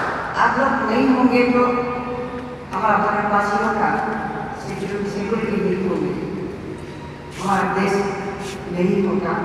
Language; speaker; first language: Hindi; non-native, local second language; Assamese